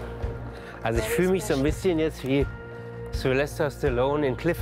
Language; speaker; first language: German; native; German